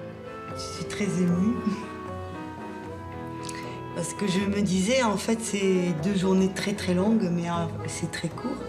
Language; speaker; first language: French; native; French